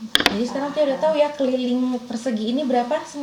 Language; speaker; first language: Indonesian; native; Indonesian